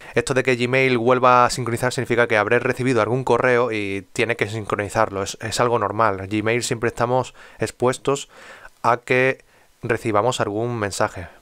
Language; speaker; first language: Spanish; native; Spanish